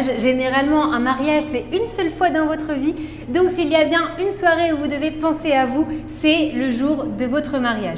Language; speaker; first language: French; native; French